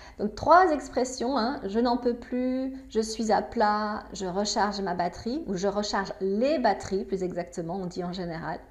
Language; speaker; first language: French; native; French